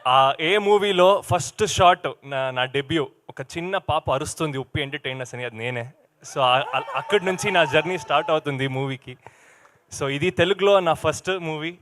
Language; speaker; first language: Telugu; non-native, learner; Kannada